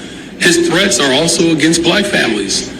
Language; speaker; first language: English; native; English